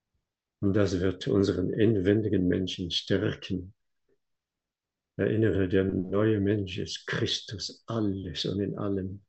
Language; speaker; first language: German; non-native, fluent; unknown